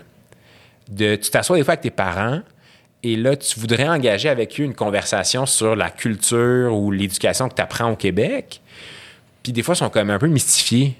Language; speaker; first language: French; native; French